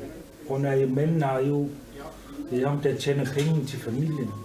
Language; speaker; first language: Danish; non-native, local second language; Kalaallisut